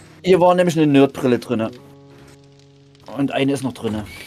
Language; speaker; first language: German; native; German